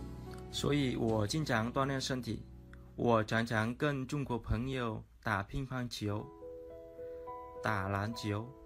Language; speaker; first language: Chinese; non-native, learner; Vietnamese